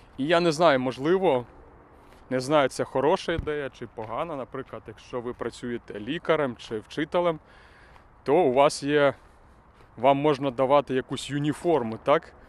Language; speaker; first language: Ukrainian; native; Ukrainian